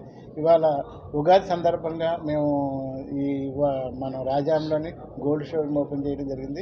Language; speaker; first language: Telugu; native; Telugu